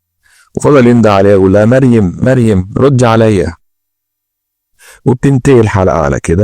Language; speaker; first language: Arabic; native; Arabic